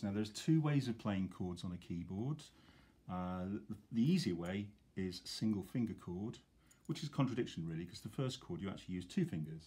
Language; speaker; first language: English; native; English